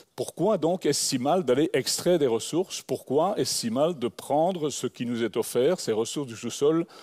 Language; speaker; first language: French; native; French